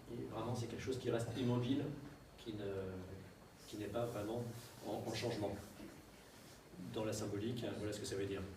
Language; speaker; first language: French; native; French